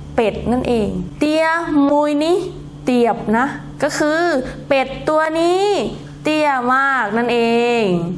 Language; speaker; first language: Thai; non-native, local second language; Northern Khmer